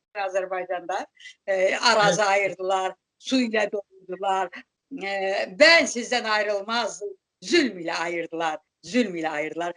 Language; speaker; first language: Turkish; non-native, fluent; Azerbaijani